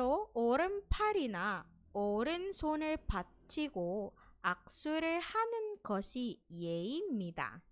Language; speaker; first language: Korean; non-native, fluent; Indonesian